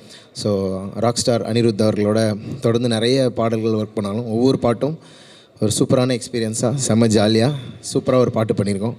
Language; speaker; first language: Tamil; native; Tamil